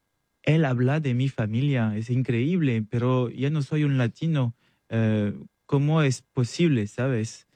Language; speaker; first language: Spanish; non-native, learner; French